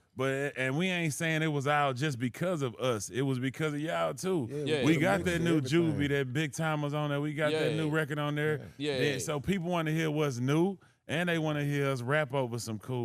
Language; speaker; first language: English; native; English